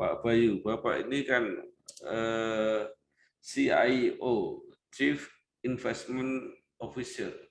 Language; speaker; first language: Indonesian; native; Indonesian